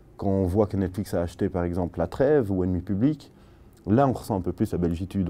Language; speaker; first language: French; native; French